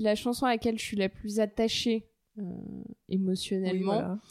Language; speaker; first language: French; native; French